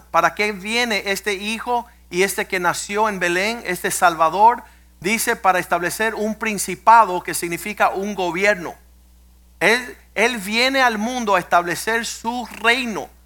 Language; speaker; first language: Spanish; early bilingual, heritage; Spanish